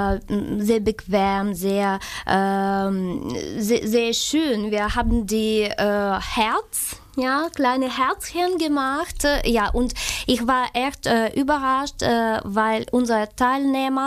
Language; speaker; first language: German; non-native, learner; Ukrainian